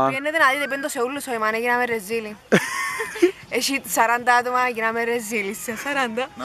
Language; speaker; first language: Greek; native; Greek